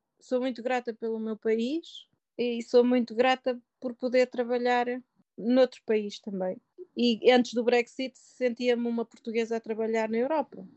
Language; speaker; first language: Portuguese; native; Portuguese